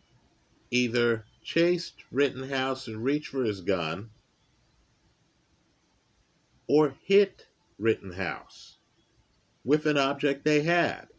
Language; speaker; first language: English; native; English